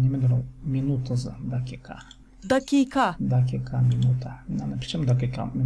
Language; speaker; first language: Turkish; non-native, learner; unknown